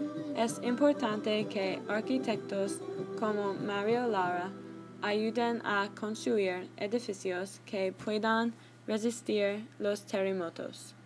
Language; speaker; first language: Spanish; non-native, learner; English